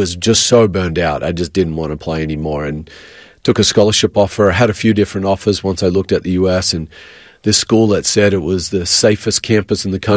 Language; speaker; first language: English; native; English